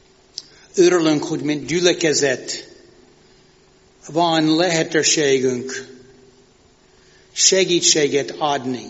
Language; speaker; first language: Hungarian; non-native, fluent; English